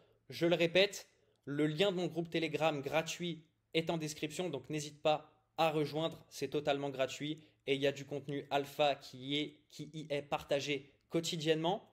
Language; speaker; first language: French; native; French